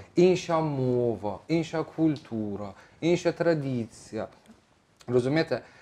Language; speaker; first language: Ukrainian; non-native, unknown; Persian